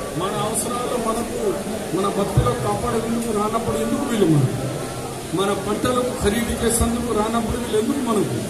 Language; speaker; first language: Telugu; non-native, local second language; Urdu